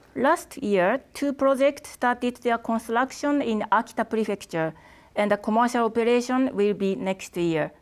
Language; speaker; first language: English; non-native, fluent; Japanese